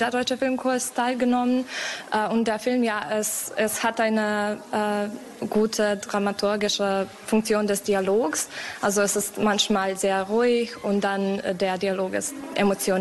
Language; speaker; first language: German; non-native, fluent; Serbian